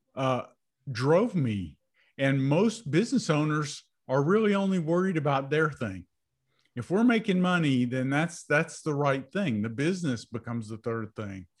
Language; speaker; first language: English; native; English